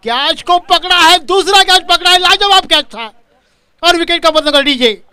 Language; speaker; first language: Hindi; non-native, local second language; Marathi